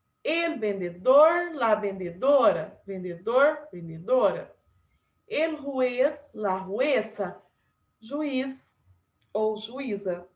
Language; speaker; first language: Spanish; non-native, fluent; Portuguese